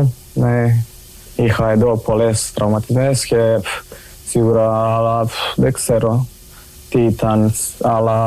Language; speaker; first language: Greek; non-native, learner; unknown